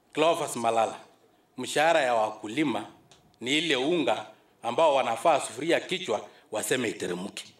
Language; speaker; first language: Swahili; non-native, local second language; Masai